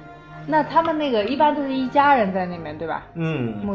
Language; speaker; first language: Chinese; native; Chinese